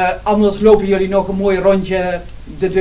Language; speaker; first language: Dutch; native; Dutch